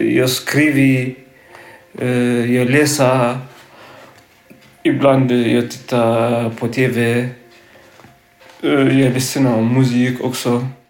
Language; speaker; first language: Swedish; non-native, learner; Tigrinya